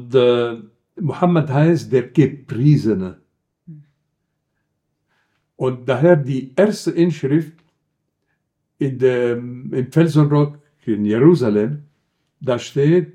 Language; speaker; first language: German; non-native, fluent; Arabic